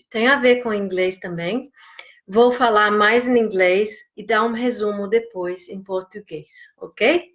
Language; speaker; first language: Portuguese; non-native, fluent; English